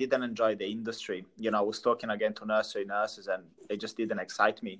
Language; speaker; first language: English; non-native, fluent; Italian